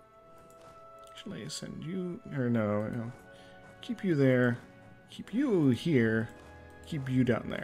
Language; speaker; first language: English; native; English